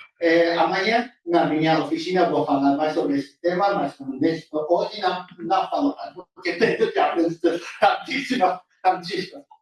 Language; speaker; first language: Portuguese; non-native, fluent; Japanese